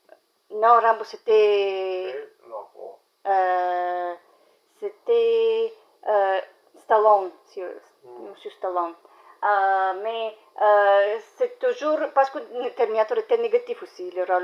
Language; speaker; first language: French; non-native, learner; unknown